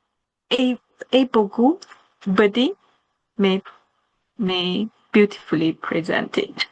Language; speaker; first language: French; non-native, learner; Chinese